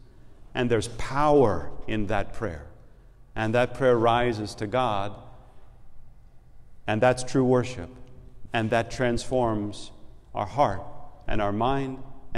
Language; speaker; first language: English; native; English